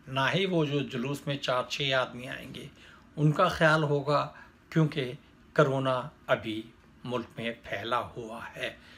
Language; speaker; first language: Urdu; native; Urdu